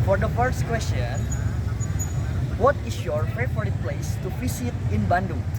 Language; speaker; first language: English; non-native, learner; Indonesian